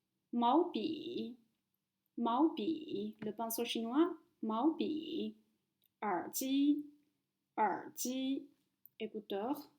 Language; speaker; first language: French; non-native, fluent; Chinese